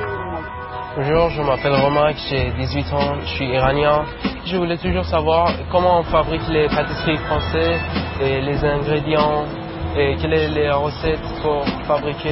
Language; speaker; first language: French; non-native, learner; Persian